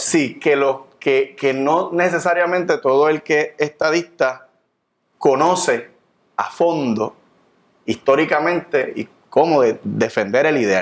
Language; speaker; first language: Spanish; native; Spanish